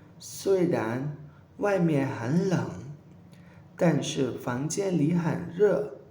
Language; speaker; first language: Chinese; non-native, fluent; Urdu